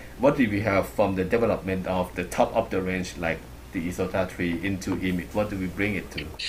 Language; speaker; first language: English; non-native, fluent; Thai